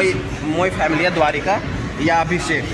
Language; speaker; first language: Russian; non-native, learner; Hindi